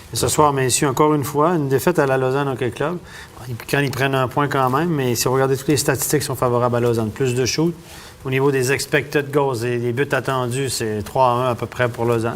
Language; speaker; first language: French; native; French